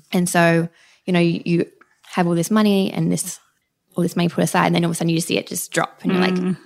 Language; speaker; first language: English; native; English